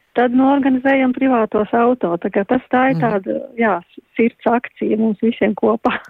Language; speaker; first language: Latvian; native; Latvian